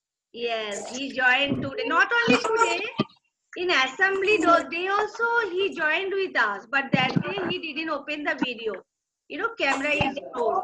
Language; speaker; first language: English; non-native, local second language; Bangla